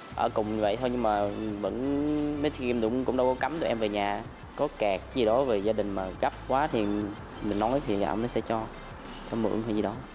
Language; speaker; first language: Vietnamese; native; Vietnamese